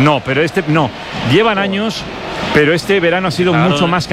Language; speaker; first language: Spanish; native; Spanish